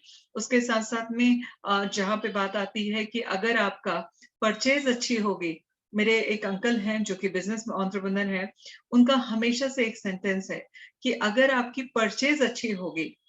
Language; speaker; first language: Hindi; native; Hindi